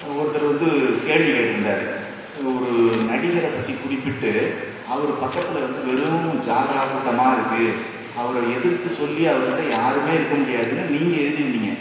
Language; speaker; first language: Tamil; native; Tamil